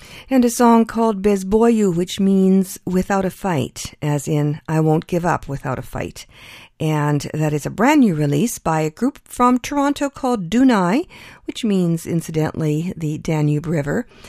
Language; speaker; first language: English; early bilingual, other home language; Ukrainian